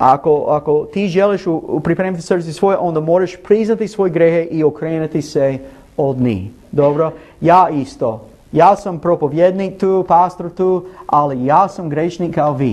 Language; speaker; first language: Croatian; non-native, learner; English